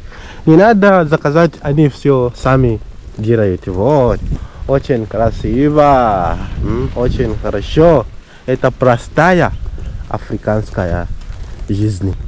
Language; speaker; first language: Russian; non-native, fluent; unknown